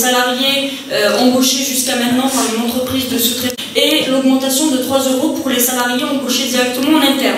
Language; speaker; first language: French; native; French